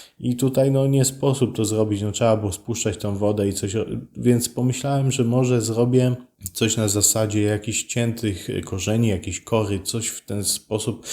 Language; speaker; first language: Polish; native; Polish